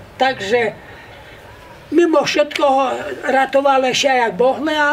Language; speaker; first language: Polish; non-native, local second language; Rusyn